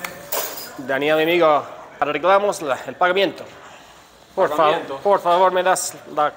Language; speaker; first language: Spanish; non-native, learner; English